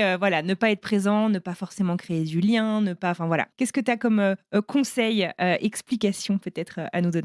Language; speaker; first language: French; native; French